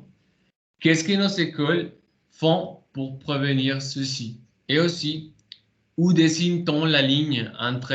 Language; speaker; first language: French; non-native, fluent; Spanish